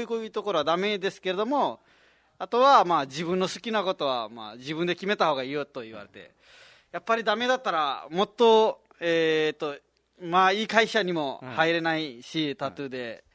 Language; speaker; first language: Japanese; non-native, fluent; Nepali